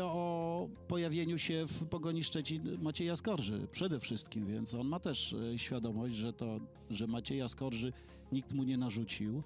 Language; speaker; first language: Polish; native; Polish